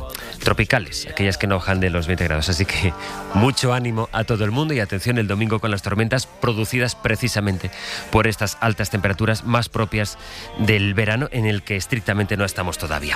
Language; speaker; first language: Spanish; native; Spanish